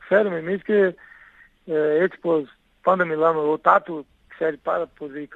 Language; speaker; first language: Greek; non-native, learner; Portuguese